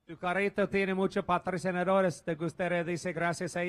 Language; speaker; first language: Spanish; non-native, learner; English